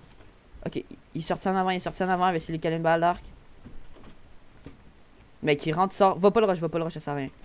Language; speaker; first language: French; native; French